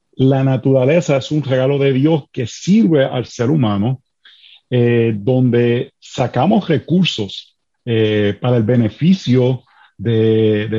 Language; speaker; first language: Spanish; native; Spanish